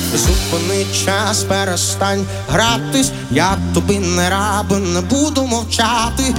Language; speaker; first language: Ukrainian; native; Ukrainian